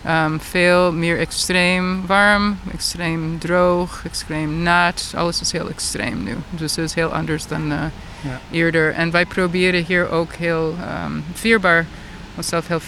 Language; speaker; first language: Dutch; non-native, fluent; English